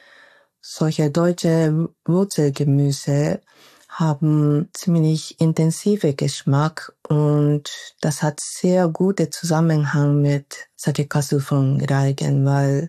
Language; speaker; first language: German; non-native, fluent; Japanese